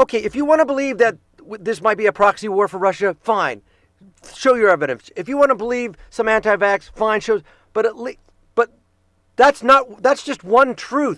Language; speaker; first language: English; native; English